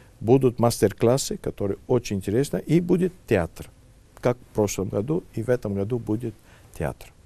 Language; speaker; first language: Russian; non-native, fluent; Greek